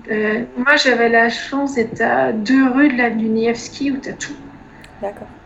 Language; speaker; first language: French; native; French